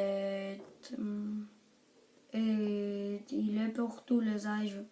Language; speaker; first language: French; non-native, learner; Catalan